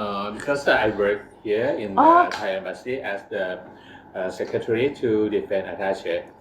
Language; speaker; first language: English; non-native, learner; Thai